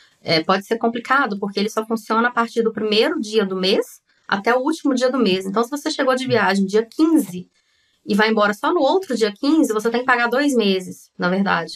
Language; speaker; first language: Portuguese; native; Portuguese